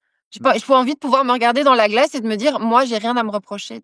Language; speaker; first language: French; native; French